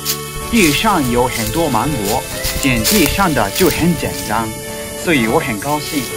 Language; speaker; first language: Chinese; non-native, fluent; Japanese